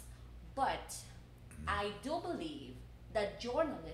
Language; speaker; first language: English; non-native, fluent; Spanish